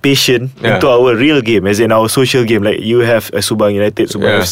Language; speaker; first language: English; non-native, local second language; Malay